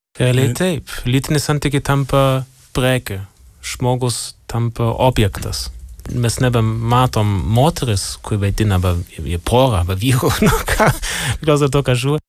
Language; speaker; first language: Lithuanian; non-native, fluent; German